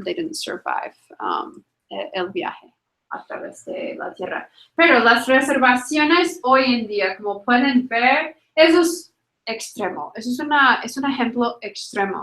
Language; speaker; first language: Spanish; non-native, fluent; English